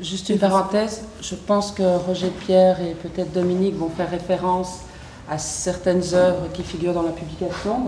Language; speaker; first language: French; native; French